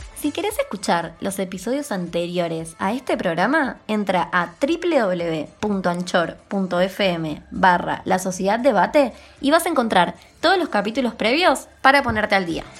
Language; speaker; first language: Spanish; native; Spanish